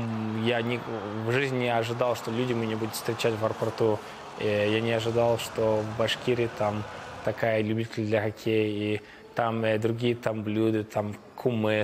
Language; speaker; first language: Russian; early bilingual, heritage; Russian